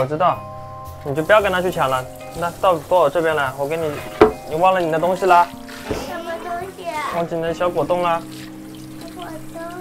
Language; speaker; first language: Chinese; native; Chinese